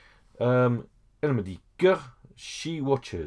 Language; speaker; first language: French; non-native, fluent; English